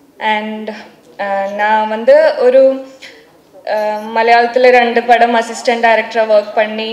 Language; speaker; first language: Tamil; non-native, learner; Malayalam